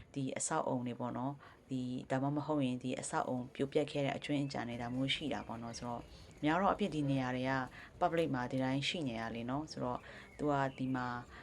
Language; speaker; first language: Burmese; non-native, local second language; Kachin